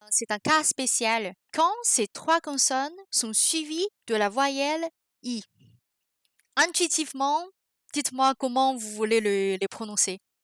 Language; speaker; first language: French; non-native, fluent; Chinese